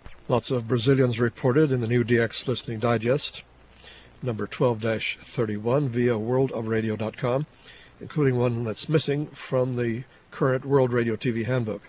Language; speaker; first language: English; native; English